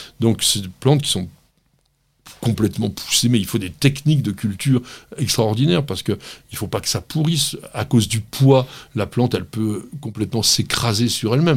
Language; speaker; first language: French; native; French